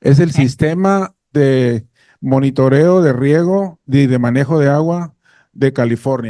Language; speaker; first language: Spanish; native; Spanish